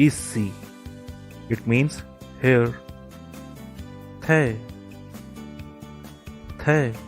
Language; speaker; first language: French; non-native, learner; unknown